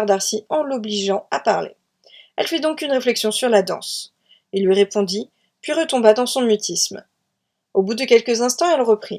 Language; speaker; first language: French; native; French